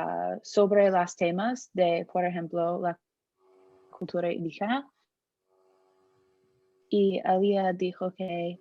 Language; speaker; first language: Spanish; non-native, fluent; English